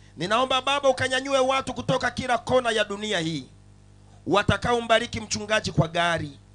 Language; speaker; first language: Swahili; non-native, local second language; Sukuma